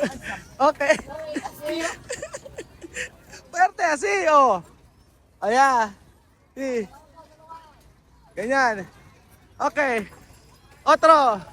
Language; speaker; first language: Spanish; non-native, learner; Filipino